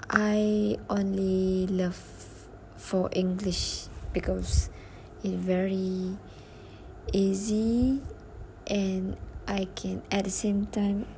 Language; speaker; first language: English; non-native, learner; Malay